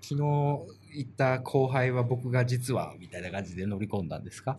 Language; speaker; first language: Japanese; native; Japanese